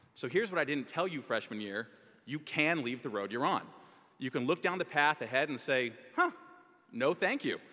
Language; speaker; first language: English; native; English